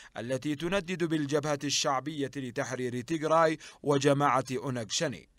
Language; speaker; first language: Arabic; non-native, fluent; Amharic